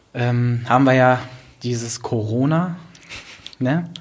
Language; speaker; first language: German; native; German